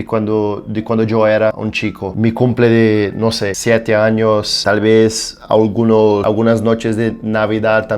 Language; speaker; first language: Spanish; non-native, fluent; Portuguese